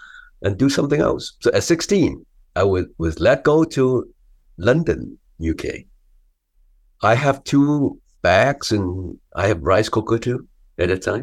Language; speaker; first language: English; non-native, local second language; Cantonese